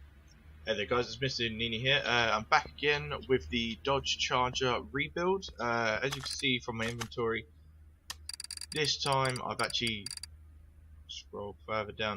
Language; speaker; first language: English; native; English